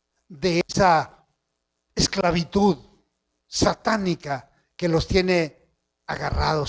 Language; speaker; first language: Spanish; native; Spanish